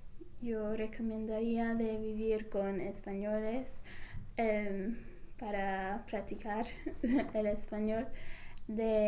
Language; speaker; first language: Spanish; non-native, fluent; English